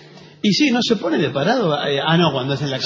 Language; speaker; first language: Spanish; native; Spanish